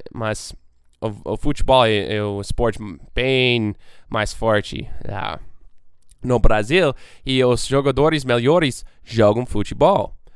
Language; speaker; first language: Portuguese; non-native, fluent; English